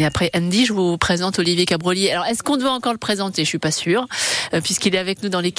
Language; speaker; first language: French; native; French